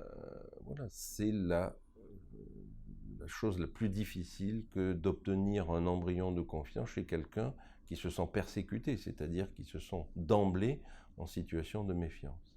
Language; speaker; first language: French; native; French